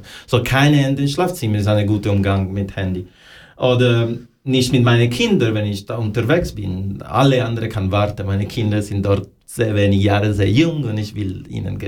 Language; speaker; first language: German; non-native, learner; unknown